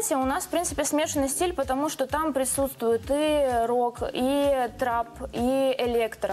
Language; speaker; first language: Russian; native; Russian